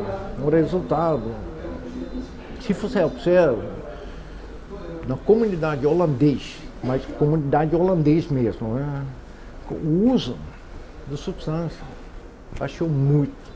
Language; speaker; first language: Portuguese; non-native, fluent; Dutch